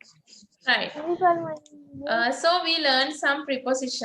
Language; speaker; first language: English; non-native, local second language; Sinhala